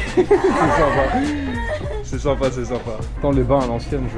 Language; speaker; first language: French; native; French